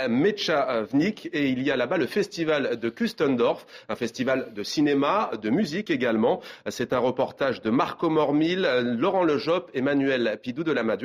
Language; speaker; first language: French; native; French